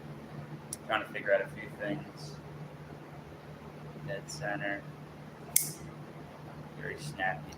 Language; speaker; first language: English; native; English